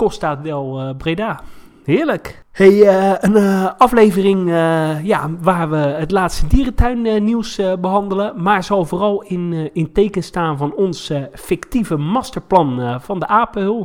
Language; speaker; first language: Dutch; native; Dutch